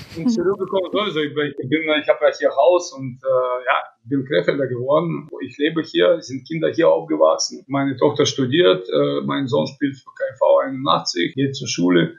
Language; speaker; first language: German; non-native, fluent; Russian